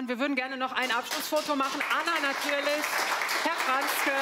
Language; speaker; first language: German; native; German